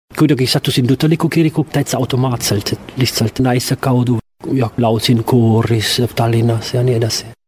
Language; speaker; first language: Estonian; non-native, fluent; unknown